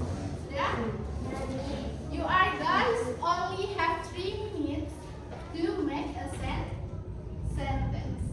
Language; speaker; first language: English; non-native, learner; Indonesian